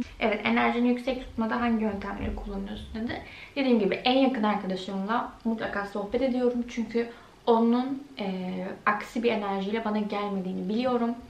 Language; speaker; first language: Turkish; early bilingual, heritage; Turkish